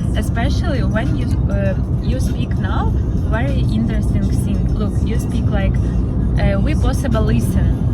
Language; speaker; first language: English; non-native, learner; Ukrainian